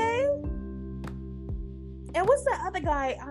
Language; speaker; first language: English; non-native, local second language; Jamaican Creole English